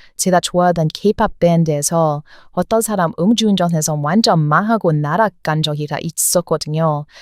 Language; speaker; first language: Korean; non-native, fluent; English